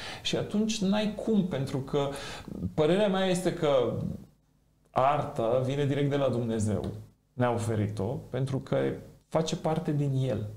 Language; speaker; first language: Romanian; non-native, fluent; Macedonian